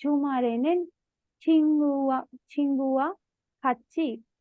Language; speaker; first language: Korean; non-native, learner; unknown